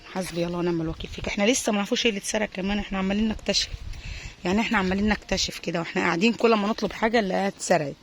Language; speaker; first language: Arabic; native; Arabic